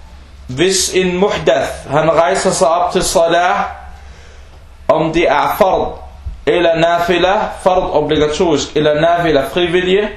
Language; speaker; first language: Danish; early bilingual, other home language; Arabic